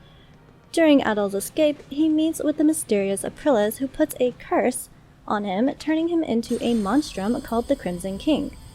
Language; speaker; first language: English; native; English